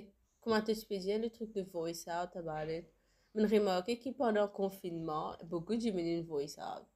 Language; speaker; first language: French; non-native, local second language; Morisyen